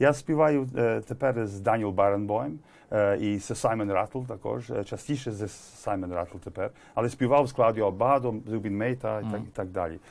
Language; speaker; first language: Ukrainian; early bilingual, heritage; English